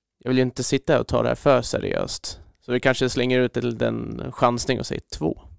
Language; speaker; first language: Swedish; native; Swedish